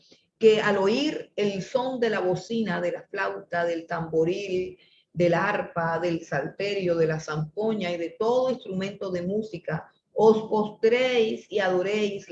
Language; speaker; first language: Spanish; native; Spanish